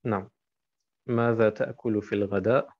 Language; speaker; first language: Arabic; non-native, fluent; German